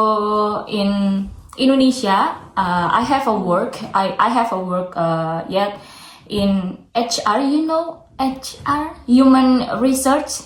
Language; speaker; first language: English; non-native, learner; Indonesian